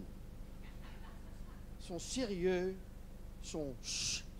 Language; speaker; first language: French; non-native, learner; Dutch